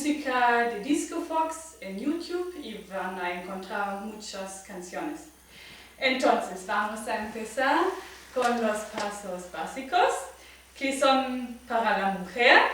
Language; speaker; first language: Spanish; non-native, fluent; German